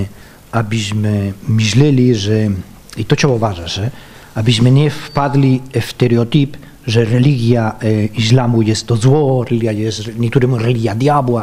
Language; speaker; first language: Polish; non-native, fluent; Spanish